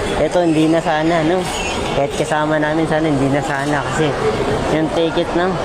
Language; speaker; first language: Filipino; non-native, local second language; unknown